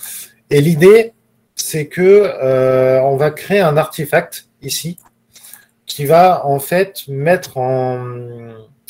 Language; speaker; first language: French; native; French